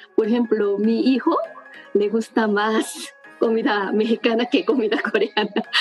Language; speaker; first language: Spanish; non-native, learner; Korean